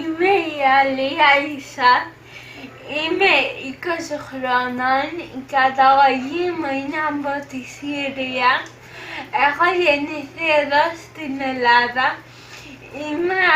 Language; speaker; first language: Greek; early bilingual, other home language; Arabic